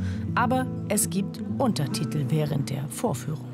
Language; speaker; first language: German; native; German